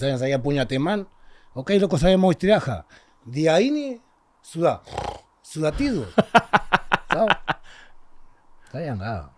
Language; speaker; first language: Indonesian; non-native, learner; Spanish